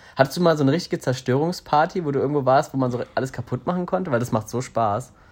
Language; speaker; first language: German; native; German